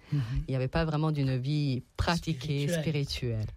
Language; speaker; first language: French; non-native, fluent; Serbian